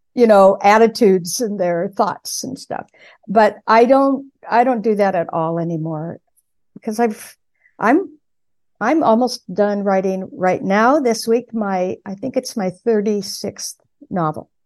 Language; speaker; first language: English; native; English